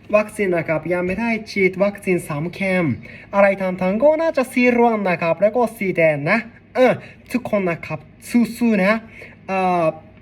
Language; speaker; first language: Thai; non-native, learner; Japanese